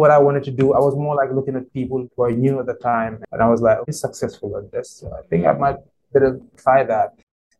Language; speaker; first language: English; non-native, local second language; Krio